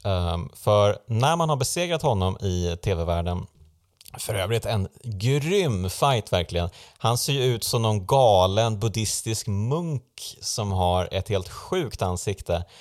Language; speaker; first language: Swedish; native; Swedish